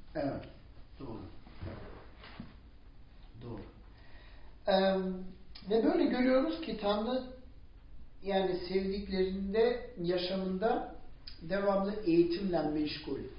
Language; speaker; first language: Turkish; non-native, fluent; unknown